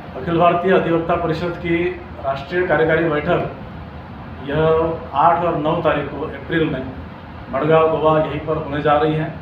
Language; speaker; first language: Hindi; non-native, local second language; Marathi